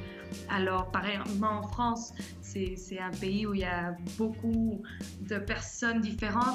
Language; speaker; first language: French; early bilingual, heritage; French